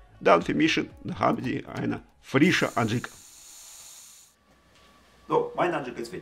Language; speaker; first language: German; non-native, learner; Russian